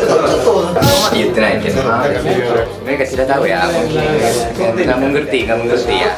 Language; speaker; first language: Japanese; native; Japanese